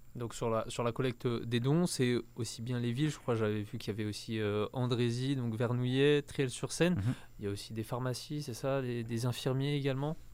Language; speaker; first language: French; native; French